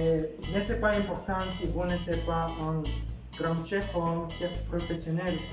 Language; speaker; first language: French; non-native, learner; Spanish